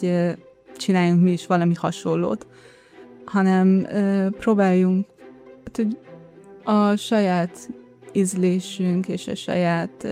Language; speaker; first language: Hungarian; early bilingual, heritage; Hungarian